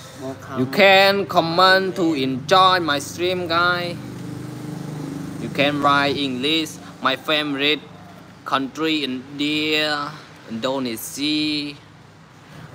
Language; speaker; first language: English; non-native, learner; Khmer